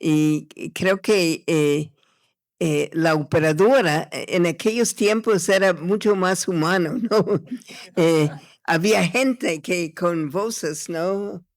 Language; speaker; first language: Spanish; non-native, fluent; English